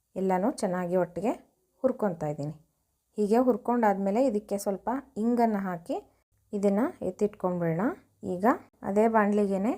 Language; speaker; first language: Kannada; native; Kannada